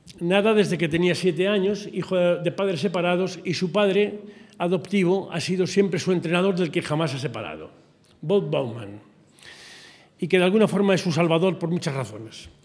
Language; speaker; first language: Spanish; native; Spanish